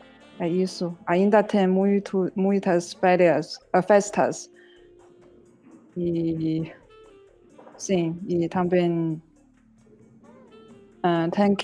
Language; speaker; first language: Portuguese; non-native, learner; Chinese